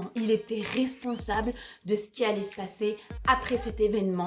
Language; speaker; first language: French; native; French